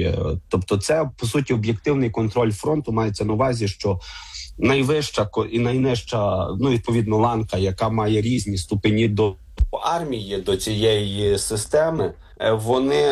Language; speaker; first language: Ukrainian; native; Ukrainian